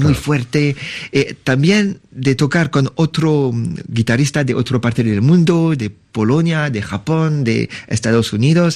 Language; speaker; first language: Spanish; non-native, learner; French